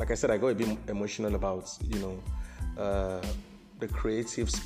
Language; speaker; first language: English; non-native, local second language; Yoruba